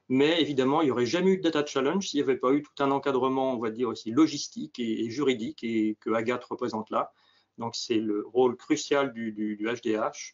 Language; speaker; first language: French; native; French